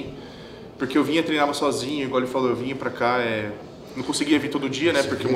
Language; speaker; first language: Portuguese; native; Portuguese